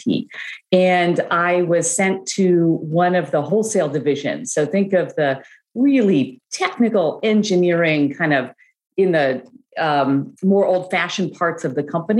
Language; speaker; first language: English; native; English